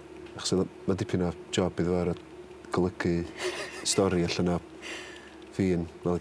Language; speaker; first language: Welsh; native; Welsh